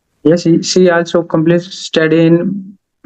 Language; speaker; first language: English; non-native, learner; Haryanvi